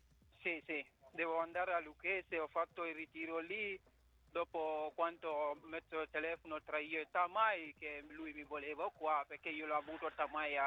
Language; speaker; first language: Italian; non-native, fluent; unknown